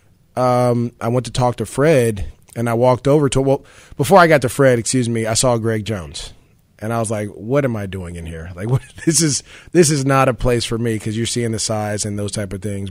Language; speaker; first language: English; native; English